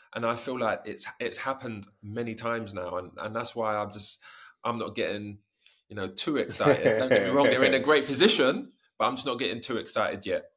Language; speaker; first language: English; native; English